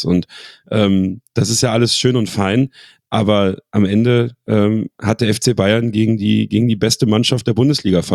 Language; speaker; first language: German; native; German